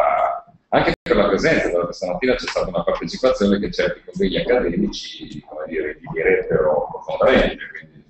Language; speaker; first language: Italian; native; Italian